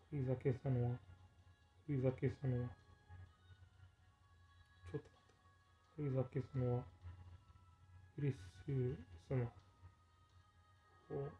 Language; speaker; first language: Japanese; non-native, learner; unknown